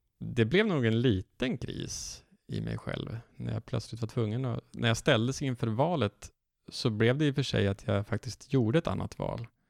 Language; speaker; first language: Swedish; native; Swedish